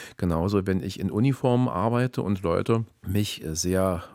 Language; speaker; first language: German; native; German